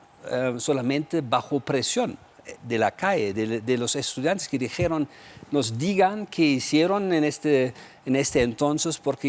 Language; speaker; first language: Spanish; non-native, fluent; German